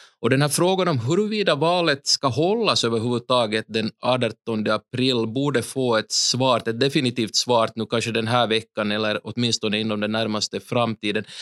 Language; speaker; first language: Swedish; native; Swedish